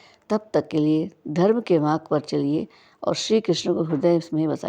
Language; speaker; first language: Hindi; native; Hindi